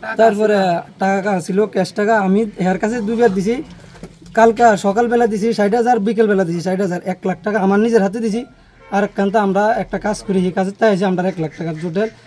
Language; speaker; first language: Bangla; native; Bangla